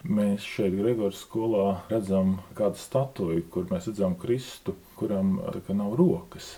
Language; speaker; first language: Latvian; native; Latvian